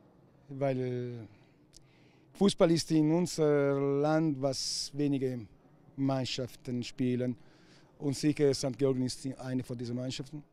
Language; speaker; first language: German; non-native, local second language; Italian